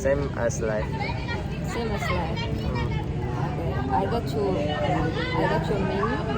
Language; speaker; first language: English; non-native, fluent; Indonesian